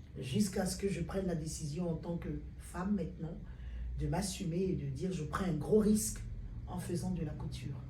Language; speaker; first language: French; native; French